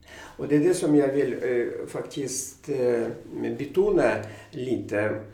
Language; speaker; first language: Swedish; non-native, fluent; Russian